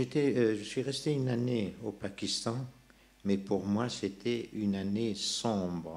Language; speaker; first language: French; non-native, local second language; Persian